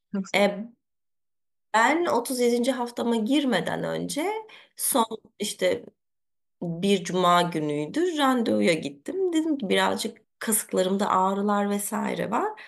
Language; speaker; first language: Turkish; early bilingual, heritage; Turkish